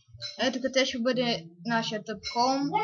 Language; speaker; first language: Bulgarian; native; Bulgarian